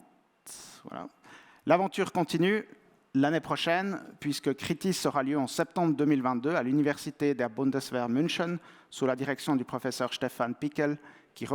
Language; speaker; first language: French; native; French